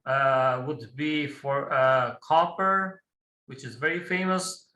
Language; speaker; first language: English; non-native, fluent; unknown